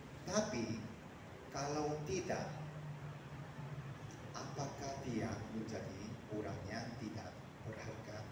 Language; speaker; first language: Indonesian; non-native, fluent; Korean